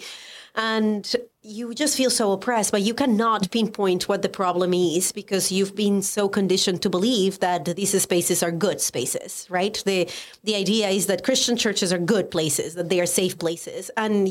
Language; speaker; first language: English; non-native, fluent; Spanish